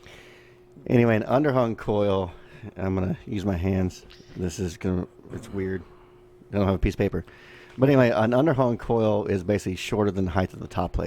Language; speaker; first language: English; native; English